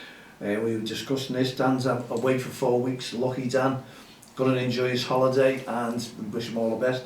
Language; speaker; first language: English; native; English